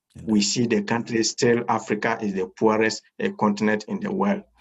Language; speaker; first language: English; non-native, fluent; French